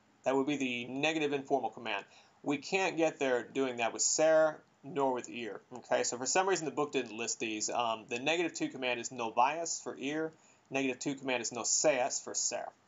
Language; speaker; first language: English; native; English